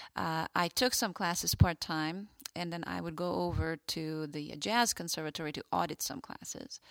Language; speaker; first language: English; non-native, fluent; Hungarian